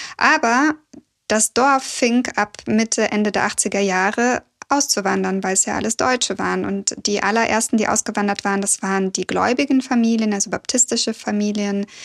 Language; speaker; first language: German; early bilingual, other home language; Russian